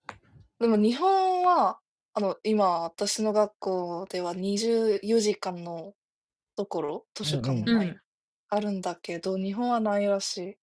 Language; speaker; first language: Japanese; non-native, fluent; Korean